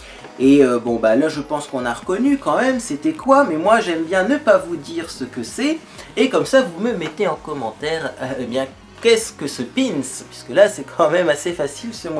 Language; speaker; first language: French; native; French